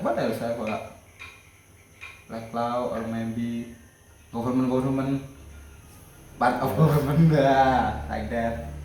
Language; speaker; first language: English; non-native, learner; Indonesian